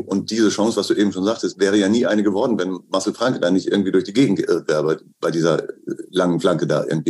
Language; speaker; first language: German; native; German